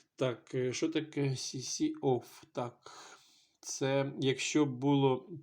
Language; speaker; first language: Ukrainian; non-native, local second language; Russian